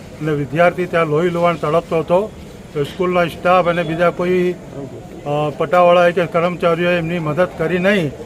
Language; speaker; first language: Gujarati; non-native, local second language; Sindhi